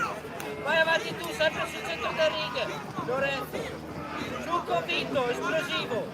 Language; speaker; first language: Italian; native; Italian